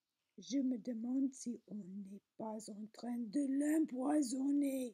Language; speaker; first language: French; non-native, learner; English